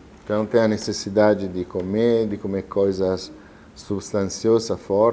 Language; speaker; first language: Portuguese; non-native, fluent; Italian